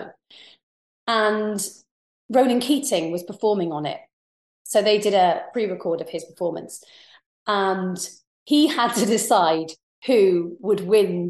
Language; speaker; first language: English; native; English